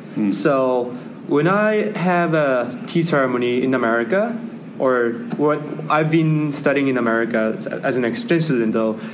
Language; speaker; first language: English; non-native, learner; Japanese